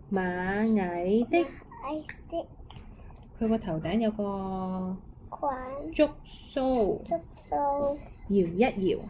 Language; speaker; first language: Chinese; non-native, local second language; Cantonese